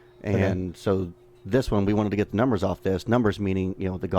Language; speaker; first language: English; native; English